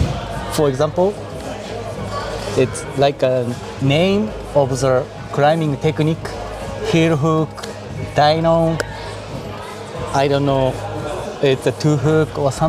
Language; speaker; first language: English; non-native, learner; Japanese